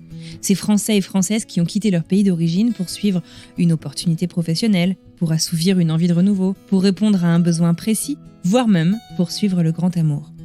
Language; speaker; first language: French; native; French